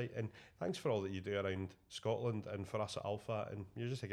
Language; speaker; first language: English; native; English